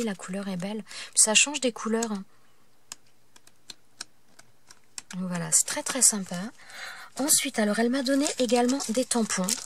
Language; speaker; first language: French; native; French